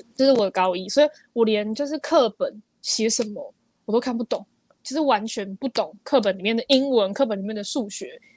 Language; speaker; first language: Chinese; native; Chinese